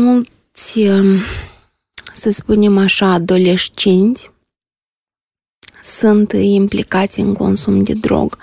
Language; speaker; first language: Romanian; native; Romanian